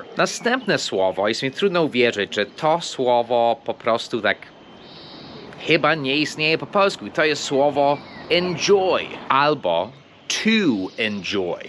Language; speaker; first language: Polish; early bilingual, heritage; Polish